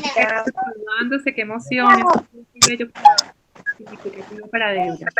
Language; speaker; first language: Spanish; native; Spanish